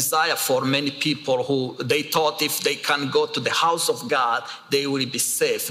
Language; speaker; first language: English; non-native, local second language; Kinyarwanda